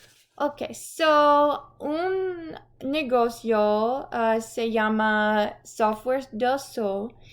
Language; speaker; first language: Spanish; non-native, learner; English